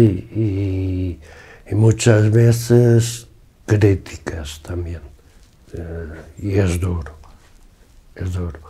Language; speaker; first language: Spanish; non-native, fluent; Portuguese